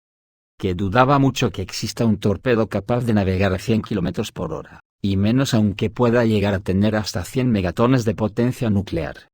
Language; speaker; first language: Spanish; native; Spanish